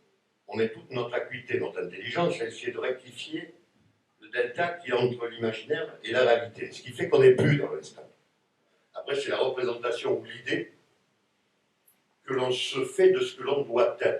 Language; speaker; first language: French; native; French